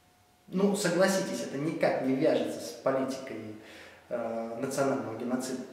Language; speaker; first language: Russian; native; Russian